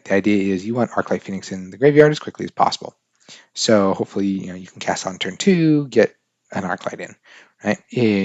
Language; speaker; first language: English; native; English